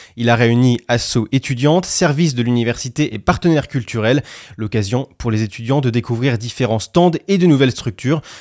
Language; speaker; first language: French; native; French